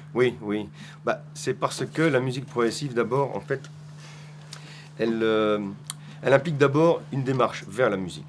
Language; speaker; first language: French; native; French